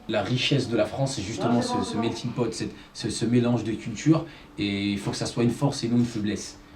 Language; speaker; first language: French; early bilingual, other home language; Arabic